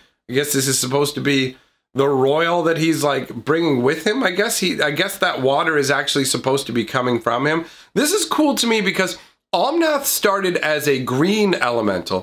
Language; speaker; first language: English; native; English